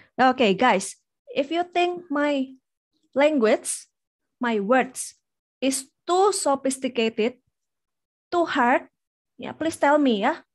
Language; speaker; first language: English; non-native, fluent; Indonesian